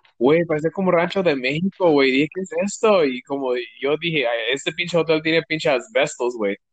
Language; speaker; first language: Spanish; early bilingual, heritage; Spanish